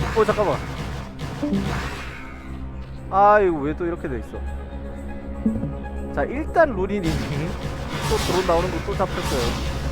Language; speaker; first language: Korean; native; Korean